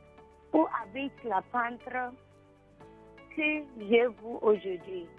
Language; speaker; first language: French; non-native, learner; English